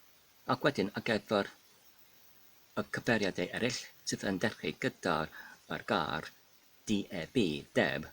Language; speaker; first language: Welsh; non-native, learner; Polish